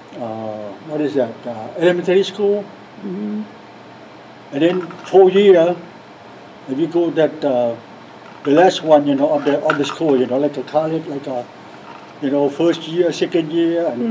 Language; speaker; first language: English; non-native, learner; Lao